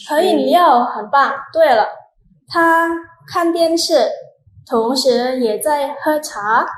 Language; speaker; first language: Chinese; non-native, fluent; Indonesian